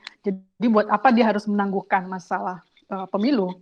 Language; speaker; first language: Indonesian; native; Indonesian